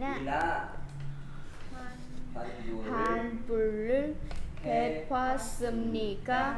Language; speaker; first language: Korean; non-native, learner; Vietnamese